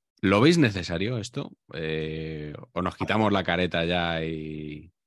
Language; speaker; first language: Spanish; native; Spanish